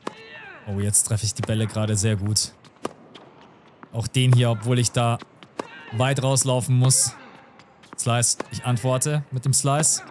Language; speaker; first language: German; native; German